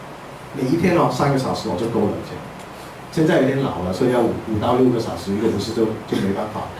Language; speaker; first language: Chinese; early bilingual, heritage; English